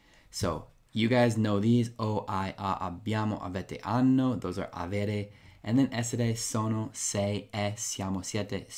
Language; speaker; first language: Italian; non-native, fluent; English